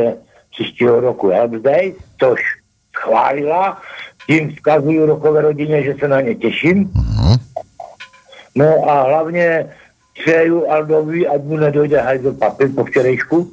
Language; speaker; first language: Czech; native; Czech